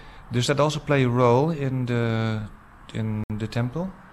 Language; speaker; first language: English; non-native, fluent; Dutch